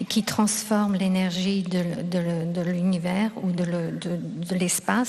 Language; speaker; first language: French; non-native, fluent; Russian